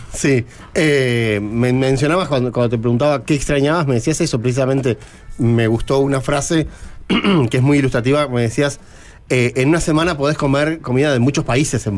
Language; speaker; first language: Spanish; native; Spanish